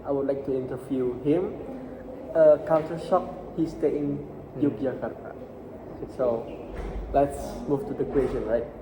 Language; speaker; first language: English; non-native, learner; Indonesian